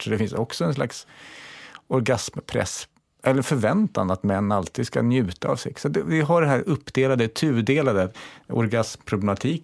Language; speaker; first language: Swedish; native; Swedish